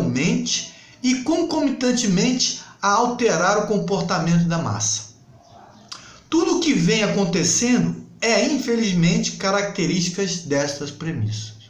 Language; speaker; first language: Portuguese; native; Portuguese